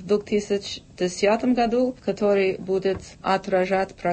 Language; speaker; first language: Russian; non-native, fluent; English